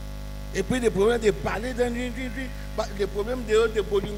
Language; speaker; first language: French; non-native, local second language; Lingala